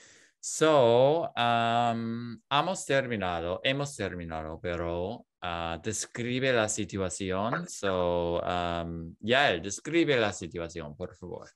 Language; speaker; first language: Spanish; non-native, learner; English